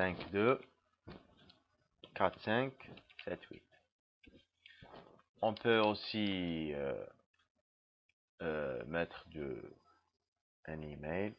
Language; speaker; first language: French; non-native, local second language; Arabic